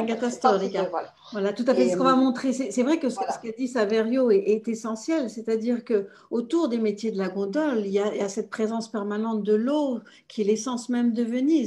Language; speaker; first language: French; native; French